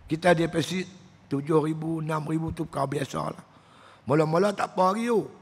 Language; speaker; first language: Malay; native; Malay